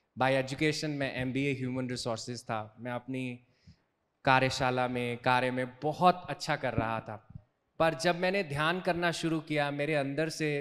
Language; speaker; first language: Hindi; native; Hindi